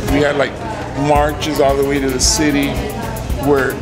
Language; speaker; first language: English; early bilingual, other home language; Spanish